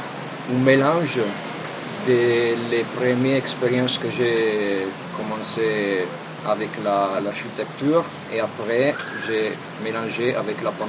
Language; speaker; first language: French; non-native, fluent; Italian